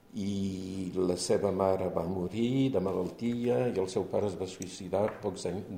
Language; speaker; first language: Catalan; early bilingual, heritage; Catalan